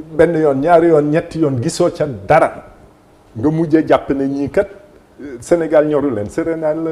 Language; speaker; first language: Wolof; native; Wolof